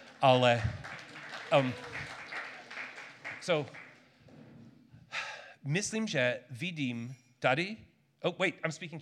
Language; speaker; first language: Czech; non-native, learner; English